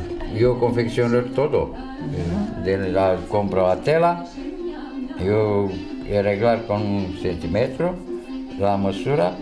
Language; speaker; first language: Spanish; non-native, learner; Romanian